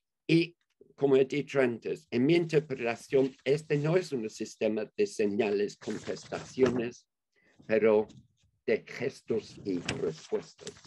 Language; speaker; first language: Spanish; non-native, fluent; English